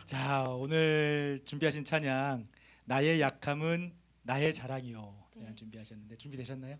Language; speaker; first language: Korean; native; Korean